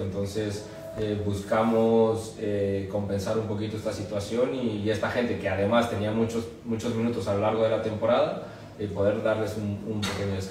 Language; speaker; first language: Spanish; native; Spanish